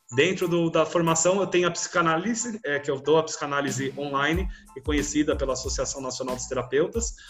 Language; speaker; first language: Portuguese; native; Portuguese